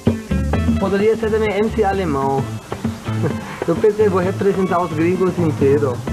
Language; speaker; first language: Portuguese; non-native, fluent; German